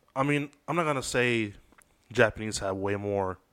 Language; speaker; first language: English; early bilingual, other home language; Spanish